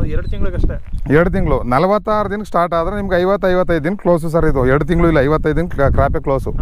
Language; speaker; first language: Kannada; native; Kannada